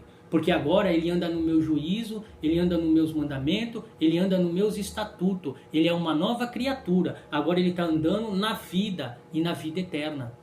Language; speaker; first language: Portuguese; native; Portuguese